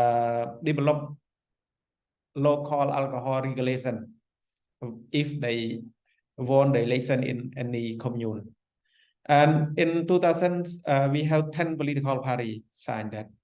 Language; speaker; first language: English; non-native, fluent; Khmer